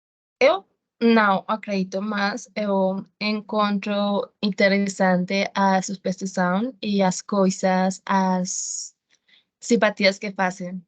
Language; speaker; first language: Portuguese; non-native, learner; Spanish